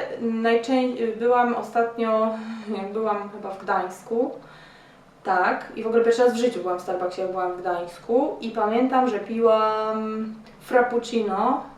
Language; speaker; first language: Polish; native; Polish